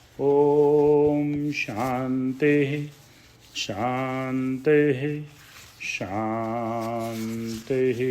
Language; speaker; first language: Hindi; native; Hindi